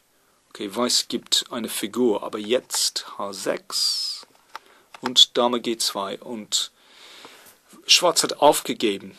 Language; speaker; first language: German; non-native, fluent; English